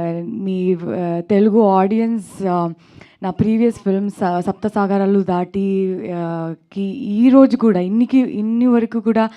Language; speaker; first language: Telugu; non-native, learner; Kannada